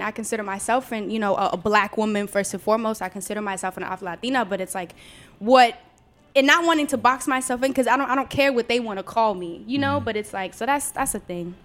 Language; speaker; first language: English; native; English